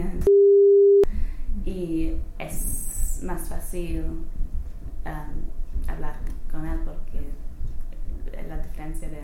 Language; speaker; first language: Spanish; non-native, learner; English